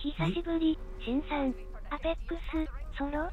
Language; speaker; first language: Japanese; non-native, learner; Indonesian